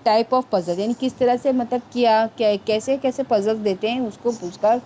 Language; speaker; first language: Hindi; non-native, local second language; Marathi